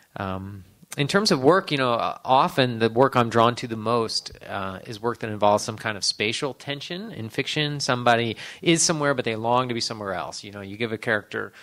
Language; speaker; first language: English; native; English